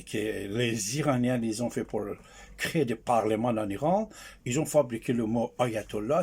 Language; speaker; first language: French; non-native, fluent; Persian